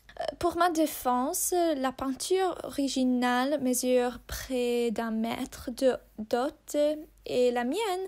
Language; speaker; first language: French; non-native, learner; English